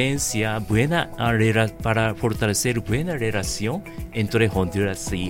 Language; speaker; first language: Spanish; non-native, learner; Japanese